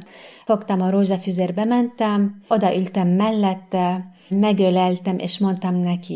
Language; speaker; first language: Hungarian; non-native, fluent; Arabic